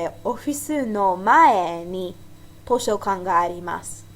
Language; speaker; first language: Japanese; non-native, fluent; English